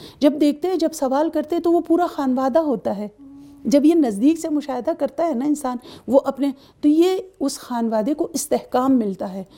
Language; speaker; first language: Urdu; native; Urdu